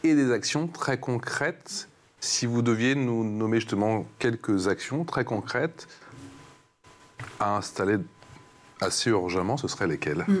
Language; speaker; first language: French; native; French